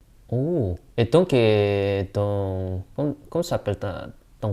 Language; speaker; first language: French; non-native, learner; Indonesian